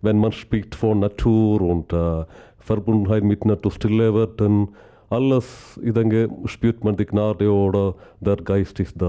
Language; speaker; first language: German; non-native, learner; Malayalam